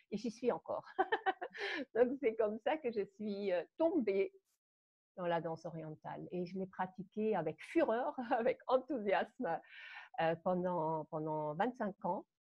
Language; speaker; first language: French; non-native, fluent; German